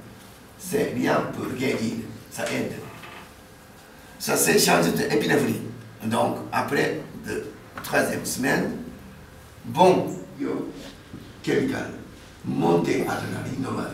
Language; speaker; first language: French; non-native, learner; Japanese